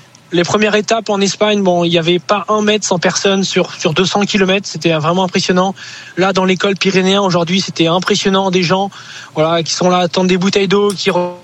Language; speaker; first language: French; native; French